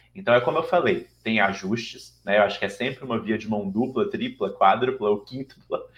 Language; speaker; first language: Portuguese; native; Portuguese